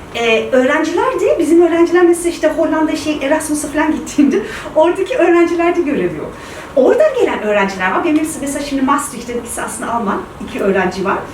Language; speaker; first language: Turkish; early bilingual, heritage; Turkish